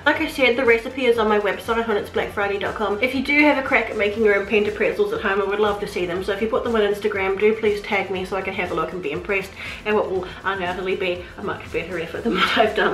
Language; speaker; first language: English; native; English